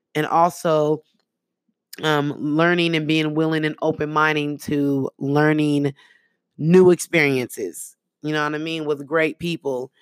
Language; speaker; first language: English; early bilingual, other home language; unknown